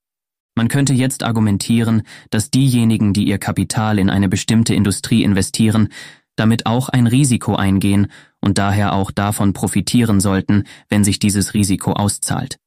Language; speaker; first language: German; native; German